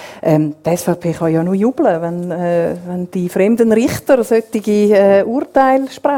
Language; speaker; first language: German; native; German